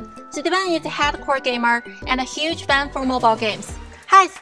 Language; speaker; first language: English; non-native, fluent; Chinese